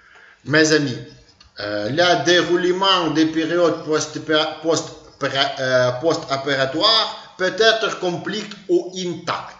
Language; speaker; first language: French; non-native, learner; Ukrainian